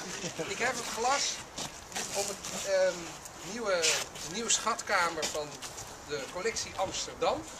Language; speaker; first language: Dutch; native; Dutch